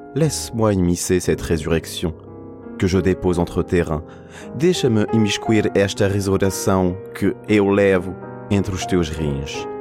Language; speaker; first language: French; non-native, fluent; Portuguese